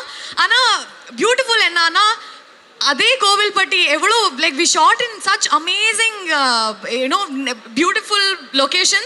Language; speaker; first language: Tamil; non-native, local second language; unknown